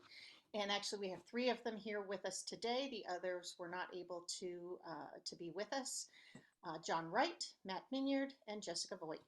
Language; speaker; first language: English; native; English